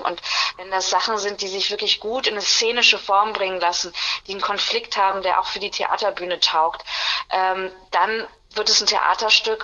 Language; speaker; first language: German; native; German